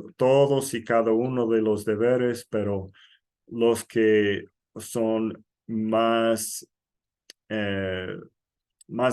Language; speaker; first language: Spanish; non-native, fluent; English